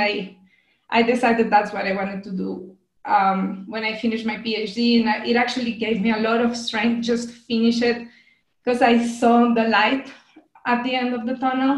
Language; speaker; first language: English; non-native, fluent; Spanish